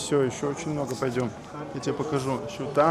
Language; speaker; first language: Russian; native; Russian